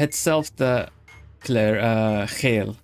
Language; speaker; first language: Dutch; non-native, learner; Swedish